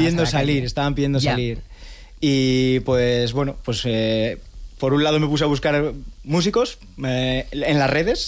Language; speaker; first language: Spanish; native; Spanish